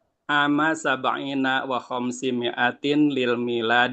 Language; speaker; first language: Arabic; non-native, learner; Indonesian